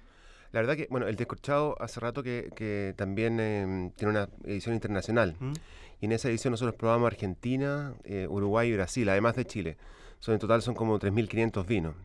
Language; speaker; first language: Spanish; native; Spanish